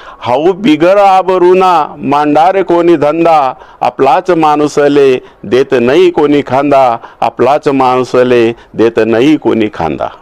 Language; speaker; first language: Marathi; native; Marathi